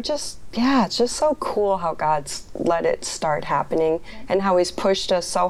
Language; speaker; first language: English; native; English